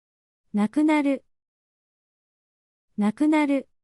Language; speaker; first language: Japanese; native; Japanese